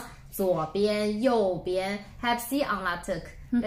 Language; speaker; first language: Turkish; non-native, fluent; Chinese